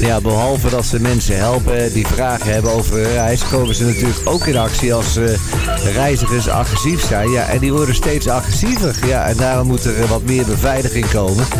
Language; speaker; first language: Dutch; native; Dutch